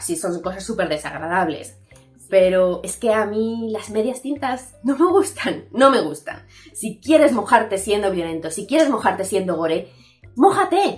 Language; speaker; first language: Spanish; native; Spanish